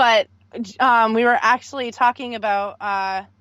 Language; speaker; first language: English; native; English